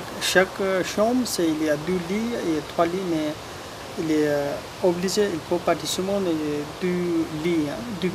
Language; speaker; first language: French; non-native, learner; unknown